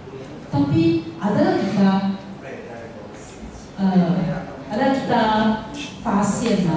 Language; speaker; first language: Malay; non-native, local second language; Chinese